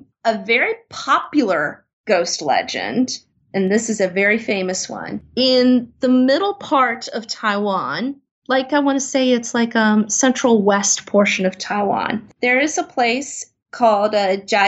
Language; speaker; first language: English; native; English